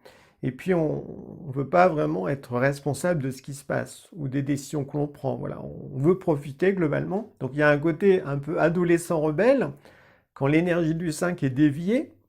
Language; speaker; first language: French; native; French